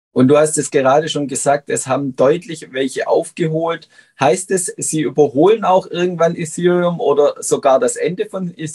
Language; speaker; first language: German; native; German